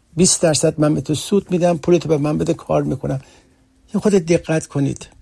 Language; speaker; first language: Persian; early bilingual, heritage; Persian